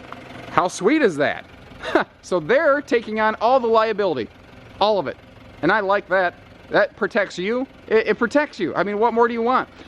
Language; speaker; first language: English; native; English